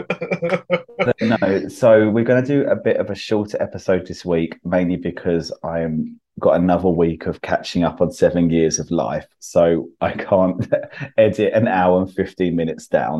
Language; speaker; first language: English; native; English